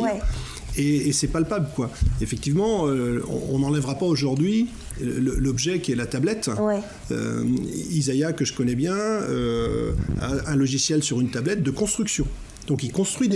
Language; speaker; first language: French; native; French